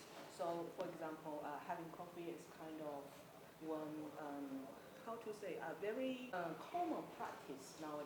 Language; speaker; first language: English; non-native, fluent; Chinese